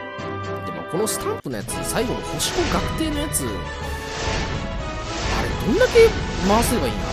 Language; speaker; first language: Japanese; native; Japanese